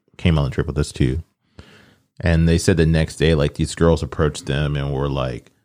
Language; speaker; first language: English; early bilingual, other home language; Yoruba